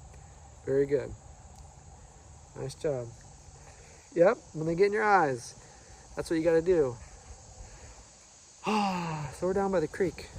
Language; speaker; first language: English; native; English